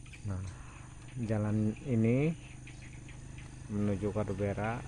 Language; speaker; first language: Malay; non-native, local second language; Sundanese